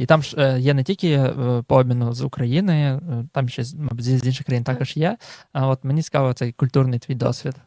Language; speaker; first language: Ukrainian; native; Ukrainian